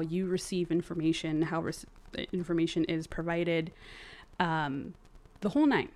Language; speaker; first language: English; early bilingual, other home language; Spanish